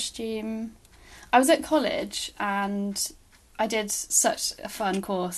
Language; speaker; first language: English; native; English